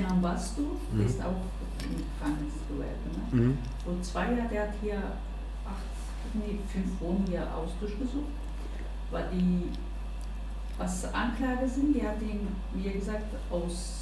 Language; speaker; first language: German; non-native, learner; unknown